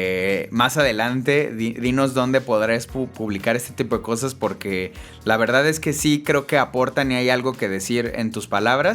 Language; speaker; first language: Spanish; native; Spanish